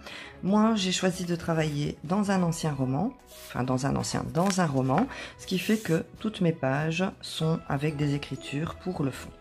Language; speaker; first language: French; native; French